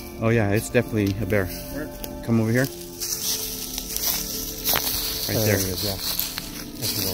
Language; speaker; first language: English; native; English